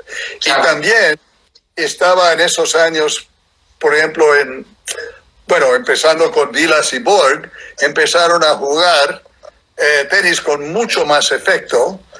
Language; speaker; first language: Spanish; non-native, fluent; English